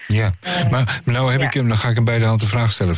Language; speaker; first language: Dutch; native; Dutch